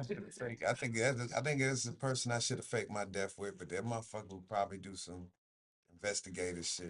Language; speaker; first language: English; native; English